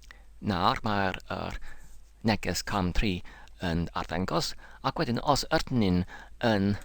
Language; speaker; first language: Welsh; non-native, learner; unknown